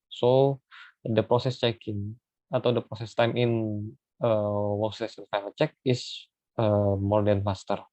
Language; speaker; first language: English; non-native, learner; Indonesian